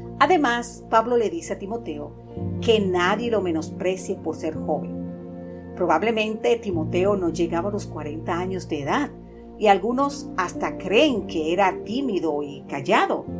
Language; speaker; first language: Spanish; native; Spanish